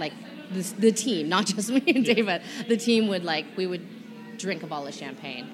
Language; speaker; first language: English; native; English